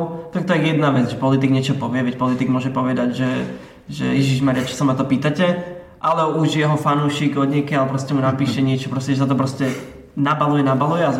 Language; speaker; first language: Slovak; native; Slovak